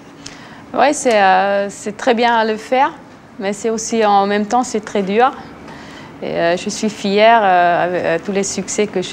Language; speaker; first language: French; non-native, local second language; Swiss German